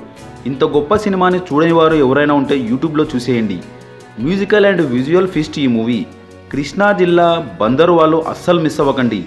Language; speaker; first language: Telugu; native; Telugu